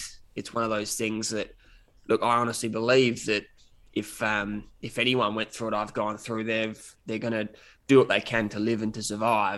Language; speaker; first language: English; native; English